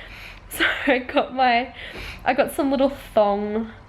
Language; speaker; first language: English; native; English